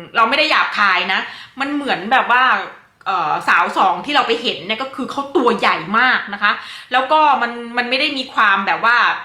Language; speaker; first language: Thai; native; Thai